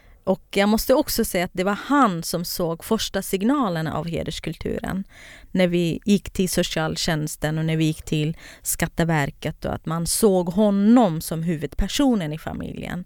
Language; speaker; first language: Swedish; non-native, fluent; Kurdish